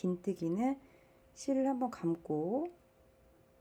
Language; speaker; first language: Korean; native; Korean